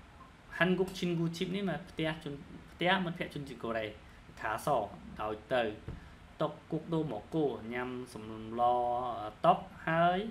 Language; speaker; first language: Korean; non-native, fluent; Khmer